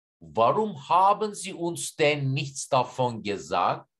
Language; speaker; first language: German; non-native, fluent; Turkish